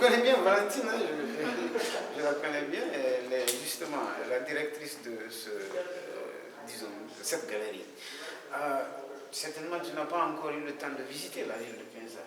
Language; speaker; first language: French; non-native, fluent; Russian